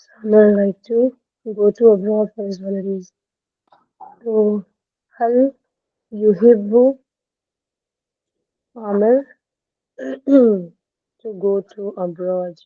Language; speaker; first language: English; non-native, local second language; Hindi